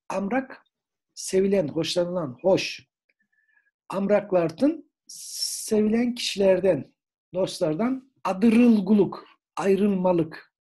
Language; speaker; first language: Turkish; native; Turkish